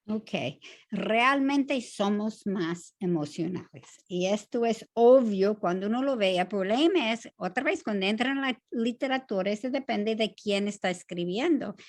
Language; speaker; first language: Spanish; non-native, fluent; English